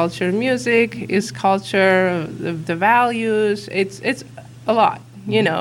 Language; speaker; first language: English; non-native, fluent; Uzbek